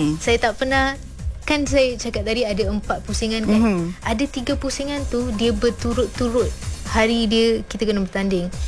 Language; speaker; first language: Malay; non-native, fluent; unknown